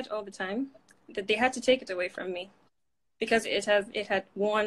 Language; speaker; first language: English; non-native, local second language; Fula